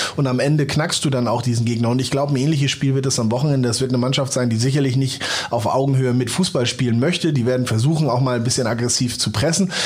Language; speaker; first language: German; native; German